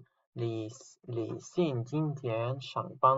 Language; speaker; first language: Chinese; non-native, fluent; Uzbek